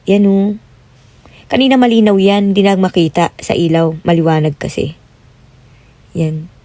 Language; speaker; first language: Filipino; native; Filipino